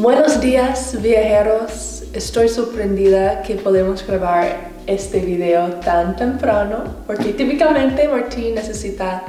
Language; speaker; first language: Spanish; non-native, learner; English